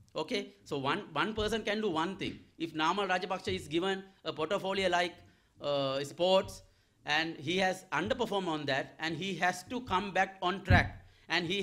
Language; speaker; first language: English; non-native, local second language; Sinhala